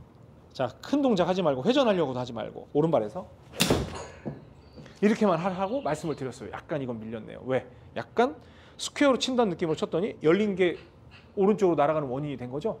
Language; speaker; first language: Korean; native; Korean